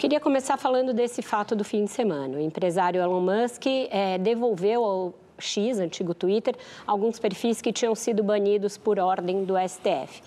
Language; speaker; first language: Portuguese; native; Portuguese